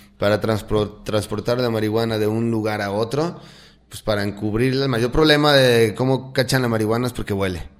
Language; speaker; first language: Spanish; native; Spanish